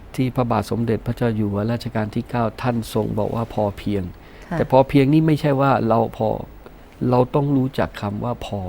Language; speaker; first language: Thai; early bilingual, other home language; Punjabi